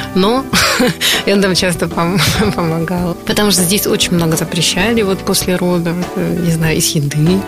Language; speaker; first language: Russian; non-native, fluent; German